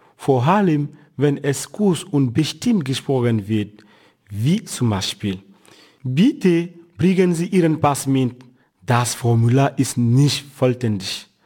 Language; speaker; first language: German; non-native, fluent; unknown